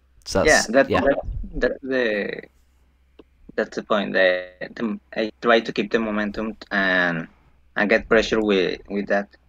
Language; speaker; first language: English; non-native, fluent; Spanish